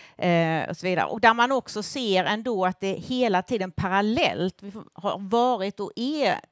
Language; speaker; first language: Swedish; native; Swedish